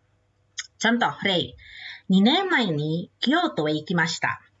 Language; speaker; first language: Japanese; non-native, fluent; Indonesian